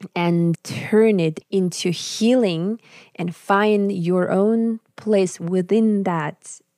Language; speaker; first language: English; non-native, fluent; Russian